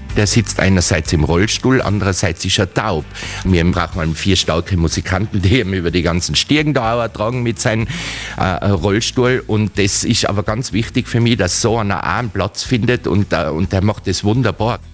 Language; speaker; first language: German; native; German